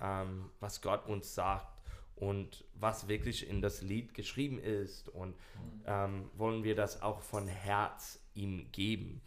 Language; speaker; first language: German; non-native, learner; English